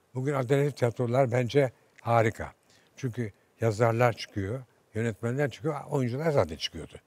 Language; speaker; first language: Turkish; native; Turkish